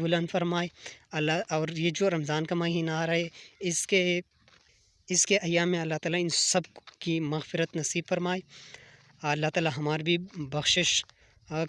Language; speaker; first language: Urdu; non-native, local second language; Pashto